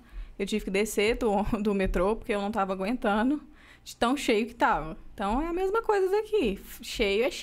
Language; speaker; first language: Portuguese; native; Portuguese